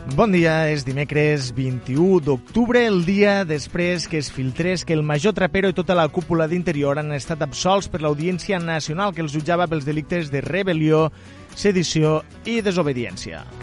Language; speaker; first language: Catalan; native; Catalan